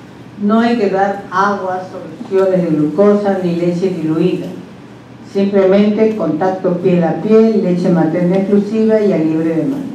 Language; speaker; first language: Spanish; native; Spanish